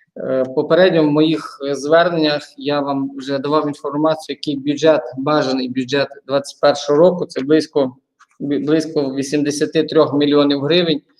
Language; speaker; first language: Ukrainian; native; Ukrainian